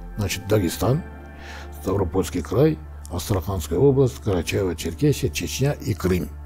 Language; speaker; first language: Russian; non-native, local second language; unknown